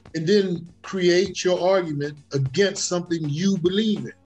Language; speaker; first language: English; native; English